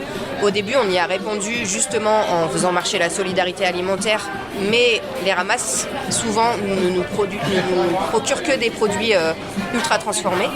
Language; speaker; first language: French; native; French